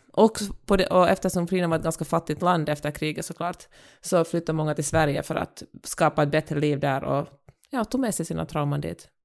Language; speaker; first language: Swedish; native; Swedish